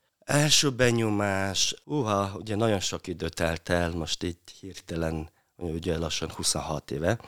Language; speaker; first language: Hungarian; non-native, fluent; Mongolian